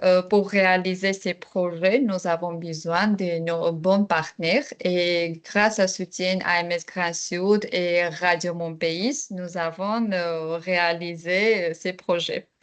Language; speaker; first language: French; non-native, learner; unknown